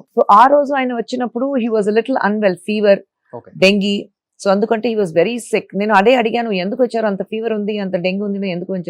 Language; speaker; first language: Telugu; non-native, fluent; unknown